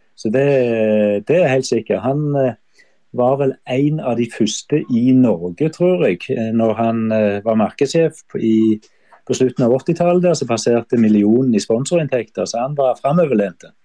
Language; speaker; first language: Norwegian; native; Norwegian